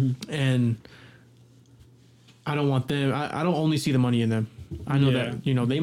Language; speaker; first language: English; native; English